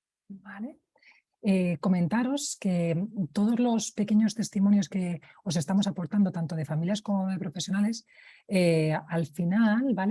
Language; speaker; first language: Spanish; native; Spanish